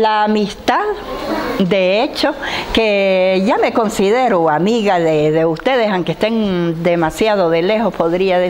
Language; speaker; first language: Spanish; native; Spanish